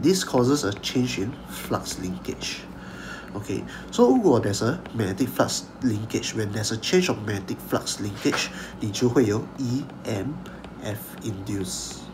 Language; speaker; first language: English; non-native, local second language; Chinese